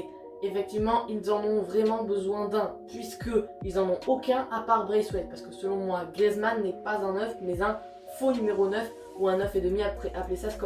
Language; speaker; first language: French; native; French